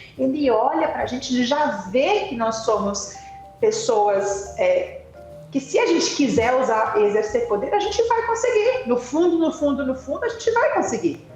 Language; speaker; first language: Portuguese; early bilingual, heritage; German